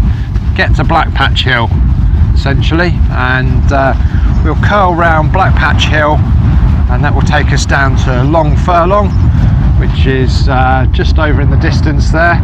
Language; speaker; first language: English; native; English